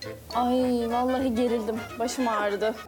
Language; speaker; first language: Turkish; native; Turkish